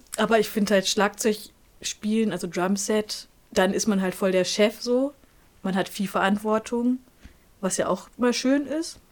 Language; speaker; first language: German; native; German